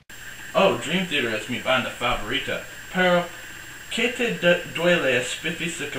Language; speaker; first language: Spanish; non-native, learner; English